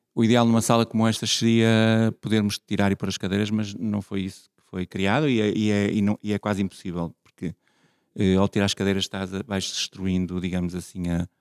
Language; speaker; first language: Portuguese; native; Portuguese